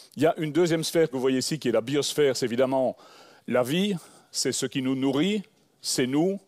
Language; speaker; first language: French; native; French